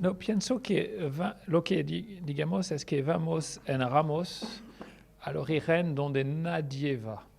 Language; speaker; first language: Spanish; non-native, learner; French